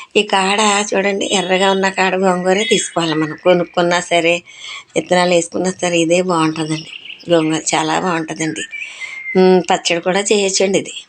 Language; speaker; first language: Telugu; non-native, local second language; Urdu